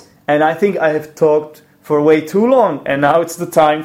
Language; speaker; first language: English; non-native, fluent; Czech